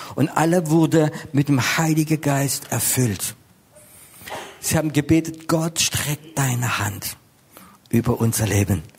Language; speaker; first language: German; non-native, local second language; French